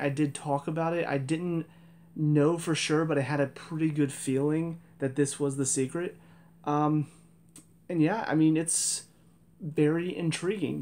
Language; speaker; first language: English; native; English